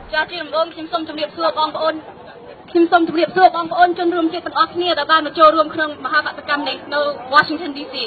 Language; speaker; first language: Khmer; early bilingual, other home language; English